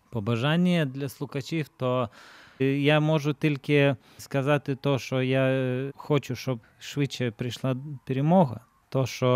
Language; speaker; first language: Ukrainian; non-native, fluent; Lithuanian